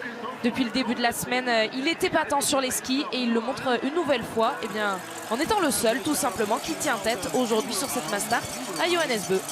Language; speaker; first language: French; native; French